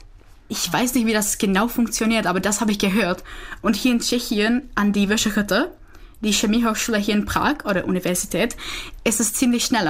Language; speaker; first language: German; non-native, fluent; Czech